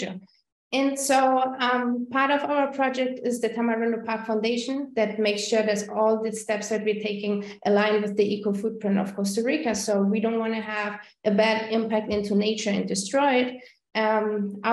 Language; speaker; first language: English; non-native, fluent; German